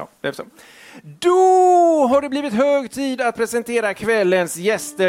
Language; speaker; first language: Swedish; native; Swedish